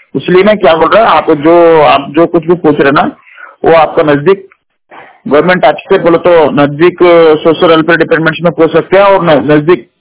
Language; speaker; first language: Hindi; non-native, local second language; Kannada